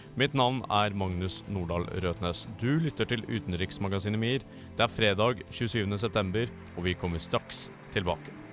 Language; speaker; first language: Norwegian; native; Norwegian